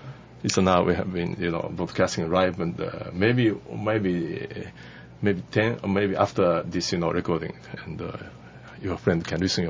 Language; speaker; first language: English; non-native, learner; Japanese